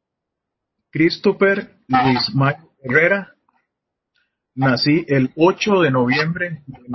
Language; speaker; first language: Spanish; native; Spanish